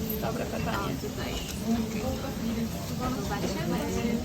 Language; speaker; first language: Polish; non-native, learner; Persian